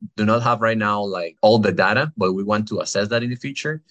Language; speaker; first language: English; non-native, fluent; Spanish